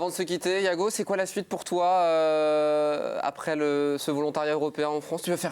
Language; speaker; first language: French; native; French